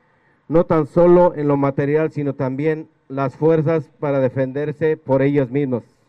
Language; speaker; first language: Spanish; native; Spanish